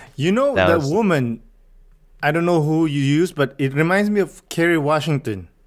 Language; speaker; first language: English; non-native, local second language; Filipino